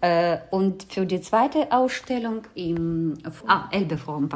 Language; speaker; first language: German; non-native, fluent; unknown